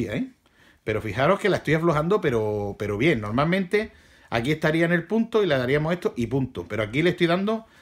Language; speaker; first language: Spanish; native; Spanish